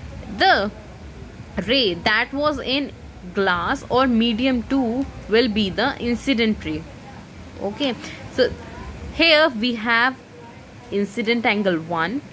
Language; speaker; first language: English; non-native, local second language; Hindi